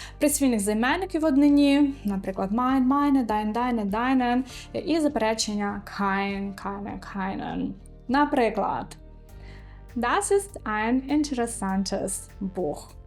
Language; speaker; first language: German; non-native, fluent; Ukrainian